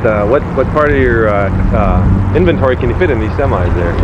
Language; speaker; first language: English; native; English